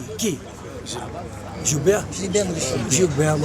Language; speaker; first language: French; non-native, fluent; Portuguese